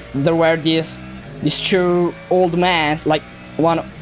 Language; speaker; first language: English; non-native, fluent; Italian